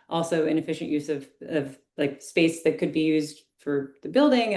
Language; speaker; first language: English; native; English